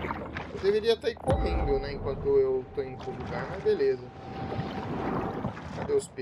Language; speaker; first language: Portuguese; native; Portuguese